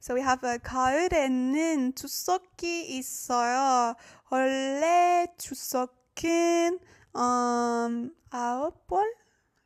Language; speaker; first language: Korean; non-native, learner; English